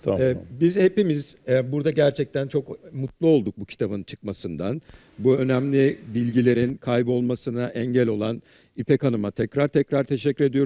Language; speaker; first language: Turkish; native; Turkish